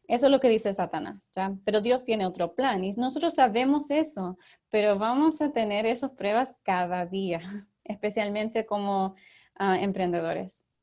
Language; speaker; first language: Spanish; early bilingual, other home language; English